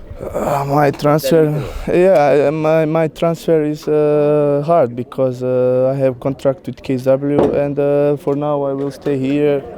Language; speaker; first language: English; non-native, learner; Croatian